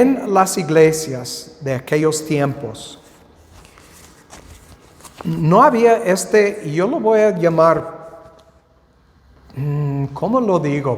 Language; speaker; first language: Spanish; non-native, fluent; English